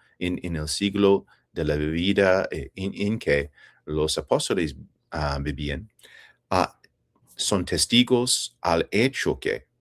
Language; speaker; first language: Spanish; non-native, fluent; English